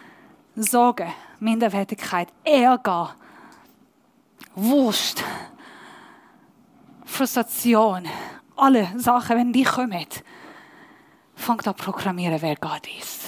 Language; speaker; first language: German; non-native, learner; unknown